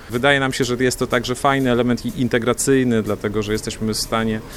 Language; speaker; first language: Polish; native; Polish